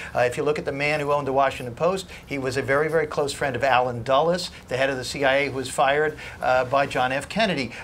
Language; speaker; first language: English; native; English